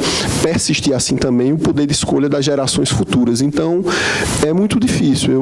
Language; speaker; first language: Portuguese; native; Portuguese